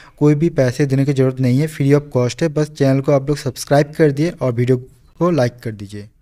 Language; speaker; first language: Hindi; non-native, local second language; Bangla